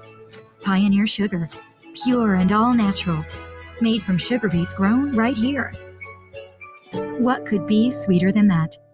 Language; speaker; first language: English; native; English